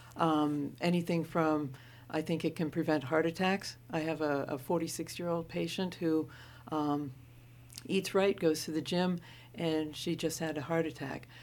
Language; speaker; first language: English; native; English